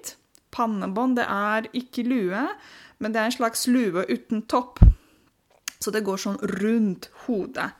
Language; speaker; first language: Norwegian; non-native, fluent; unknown